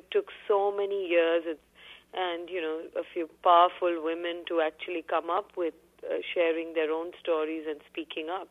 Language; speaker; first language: English; non-native, local second language; Hindi